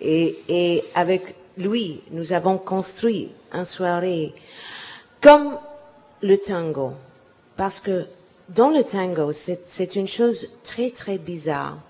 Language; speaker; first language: French; non-native, learner; English